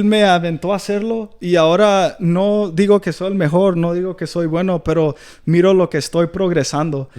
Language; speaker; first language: Spanish; early bilingual, heritage; Spanish